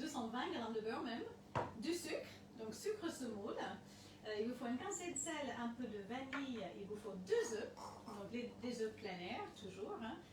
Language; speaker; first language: French; non-native, fluent; English